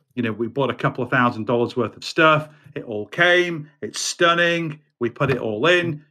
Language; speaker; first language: English; native; English